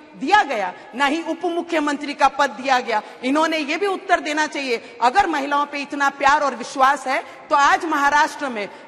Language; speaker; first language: Hindi; native; Hindi